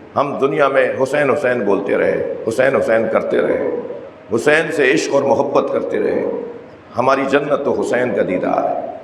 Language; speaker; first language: Urdu; native; Urdu